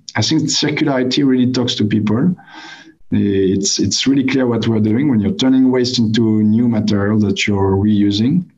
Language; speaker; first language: English; non-native, fluent; French